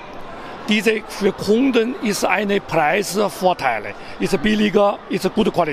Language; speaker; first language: German; non-native, learner; Chinese